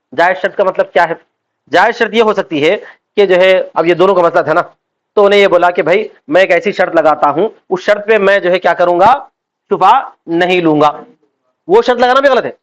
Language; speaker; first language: Urdu; native; Urdu